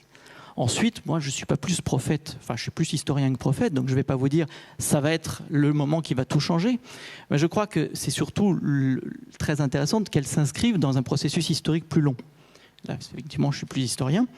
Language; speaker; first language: French; native; French